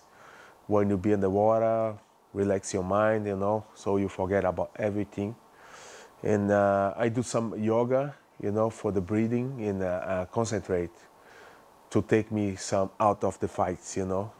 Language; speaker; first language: English; non-native, learner; Portuguese